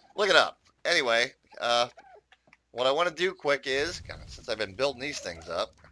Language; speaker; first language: English; native; English